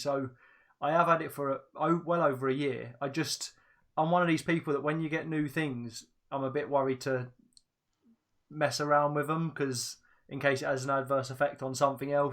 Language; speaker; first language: English; native; English